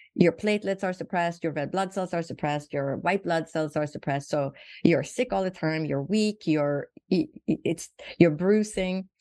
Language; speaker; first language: English; non-native, fluent; Swedish